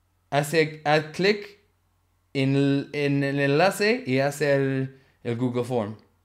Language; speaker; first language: Spanish; non-native, learner; English